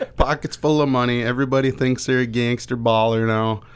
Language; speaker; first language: English; native; English